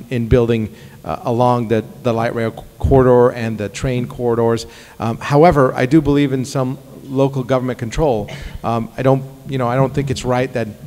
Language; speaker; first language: English; early bilingual, other home language; Arabic